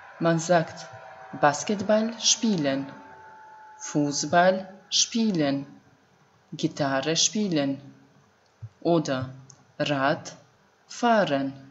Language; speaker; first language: German; non-native, fluent; Albanian